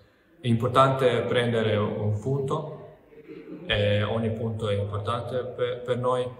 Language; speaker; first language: Italian; non-native, learner; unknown